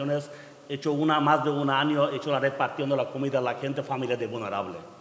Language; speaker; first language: Spanish; non-native, learner; Bangla